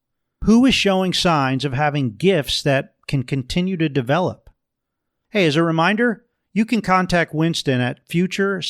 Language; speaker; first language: English; native; English